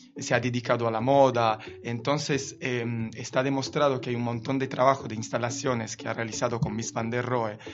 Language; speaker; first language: Spanish; non-native, fluent; Italian